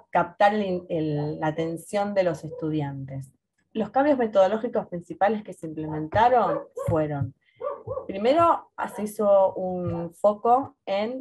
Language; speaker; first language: Spanish; native; Spanish